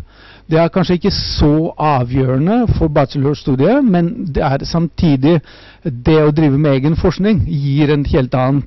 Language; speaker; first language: Norwegian; non-native, fluent; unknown